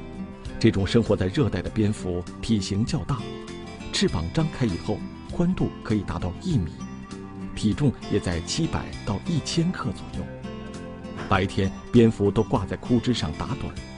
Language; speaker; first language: Chinese; native; Chinese